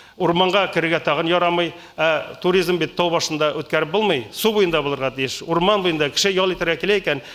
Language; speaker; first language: Tatar; native; Tatar